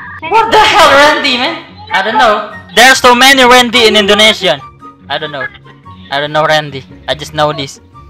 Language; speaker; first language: English; non-native, learner; Indonesian